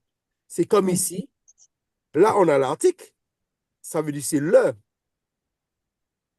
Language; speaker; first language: French; native; French